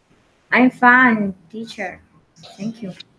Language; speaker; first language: English; non-native, learner; Spanish